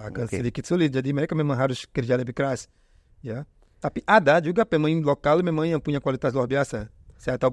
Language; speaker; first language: Indonesian; non-native, fluent; Portuguese